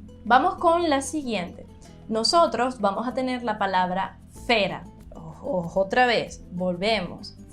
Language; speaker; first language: Spanish; non-native, fluent; Portuguese